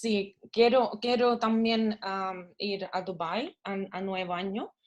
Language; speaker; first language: Spanish; non-native, learner; Russian